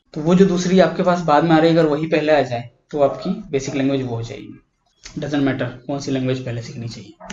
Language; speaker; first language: Hindi; native; Hindi